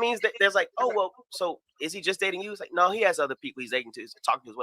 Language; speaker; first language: English; native; English